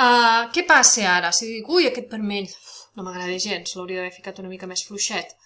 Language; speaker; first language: Catalan; native; Catalan